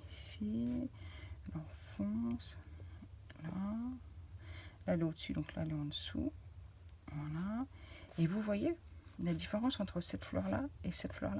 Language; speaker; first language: French; native; French